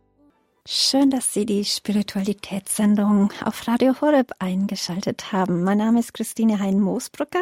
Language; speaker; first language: German; native; German